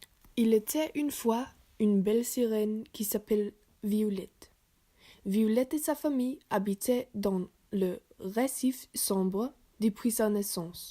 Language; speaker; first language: French; non-native, learner; English